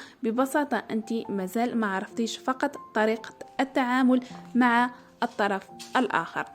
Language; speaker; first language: Arabic; native; Arabic